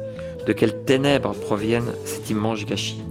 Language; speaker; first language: French; native; French